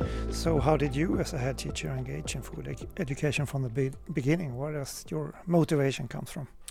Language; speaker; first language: English; non-native, fluent; Swedish